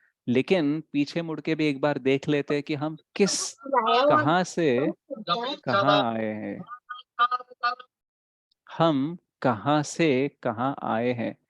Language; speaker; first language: Hindi; native; Hindi